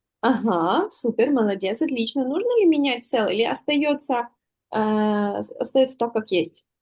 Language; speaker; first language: Russian; native; Russian